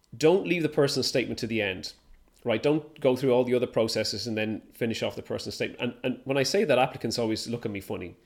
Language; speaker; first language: English; native; English